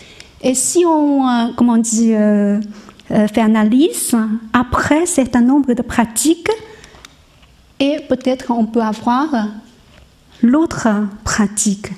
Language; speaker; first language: French; non-native, learner; Chinese